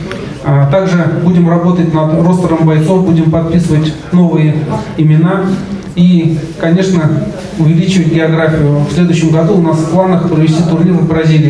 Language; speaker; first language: Russian; native; Russian